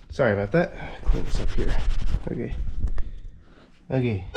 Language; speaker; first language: English; native; English